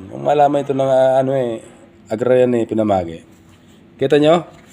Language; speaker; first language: Filipino; non-native, local second language; Bikol